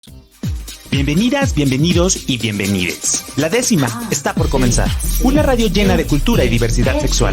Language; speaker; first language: Spanish; native; Spanish